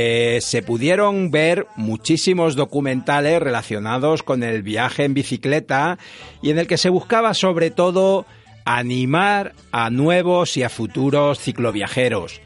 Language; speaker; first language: Spanish; native; Spanish